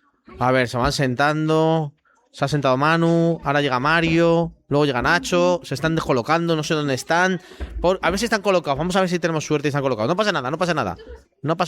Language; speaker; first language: Spanish; native; Spanish